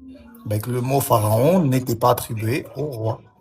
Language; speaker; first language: French; native; French